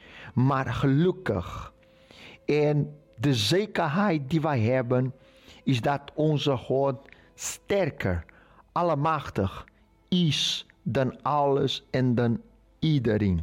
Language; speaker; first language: Dutch; non-native, fluent; Portuguese